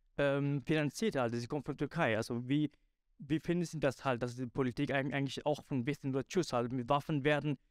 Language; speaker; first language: German; non-native, fluent; Arabic